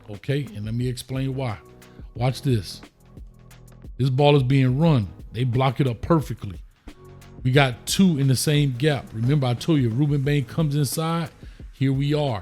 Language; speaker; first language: English; native; English